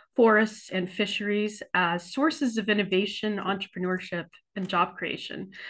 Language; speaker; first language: English; native; English